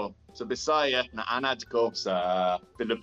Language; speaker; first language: Filipino; non-native, learner; English